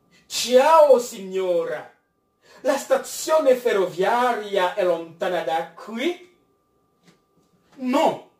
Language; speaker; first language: Italian; non-native, fluent; French